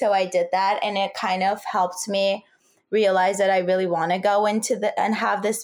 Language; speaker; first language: English; non-native, fluent; Turkish